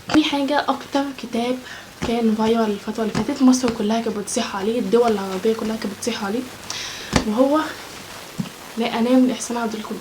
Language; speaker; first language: Arabic; native; Arabic